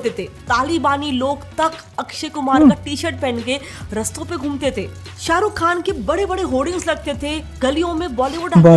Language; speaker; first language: Hindi; native; Hindi